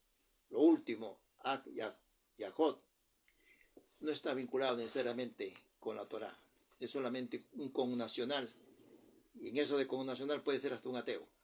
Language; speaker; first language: Spanish; native; Spanish